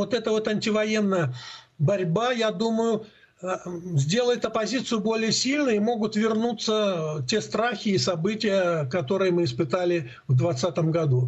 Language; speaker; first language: Russian; native; Russian